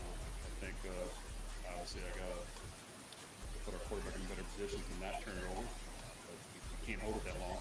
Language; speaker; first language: English; native; English